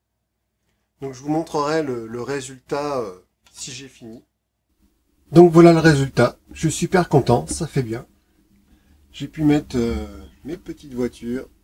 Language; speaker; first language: French; native; French